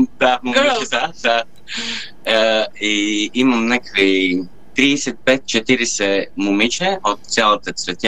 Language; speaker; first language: Bulgarian; non-native, learner; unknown